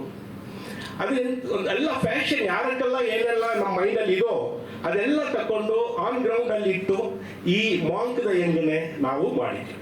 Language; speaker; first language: Kannada; non-native, learner; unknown